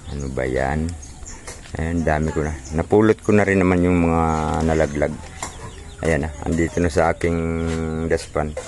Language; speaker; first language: Filipino; non-native, local second language; Cebuano